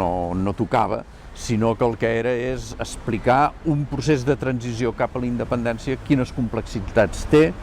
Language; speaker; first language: Catalan; native; Catalan